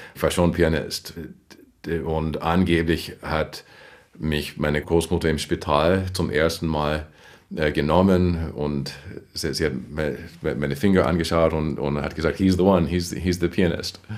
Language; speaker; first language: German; non-native, fluent; English